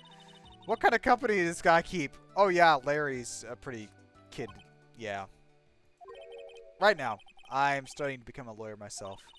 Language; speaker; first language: English; native; English